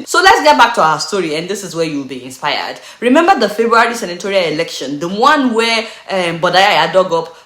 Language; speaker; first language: English; non-native, local second language; Yoruba